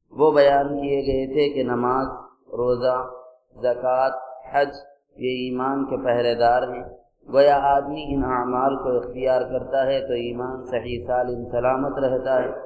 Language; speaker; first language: Urdu; native; Urdu